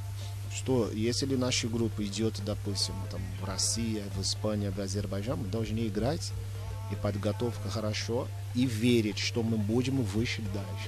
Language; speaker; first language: Russian; non-native, fluent; Portuguese